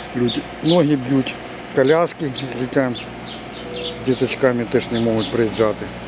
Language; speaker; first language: Ukrainian; native; Ukrainian